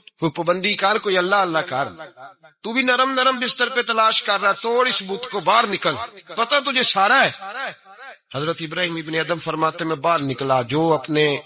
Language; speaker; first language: Urdu; non-native, local second language; Punjabi